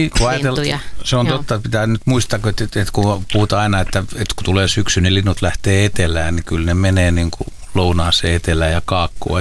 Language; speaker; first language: Finnish; native; Finnish